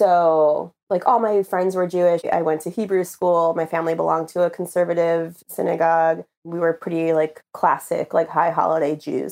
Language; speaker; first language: English; native; English